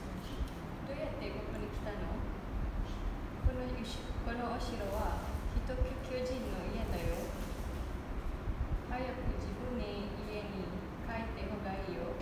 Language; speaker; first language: Japanese; non-native, learner; Indonesian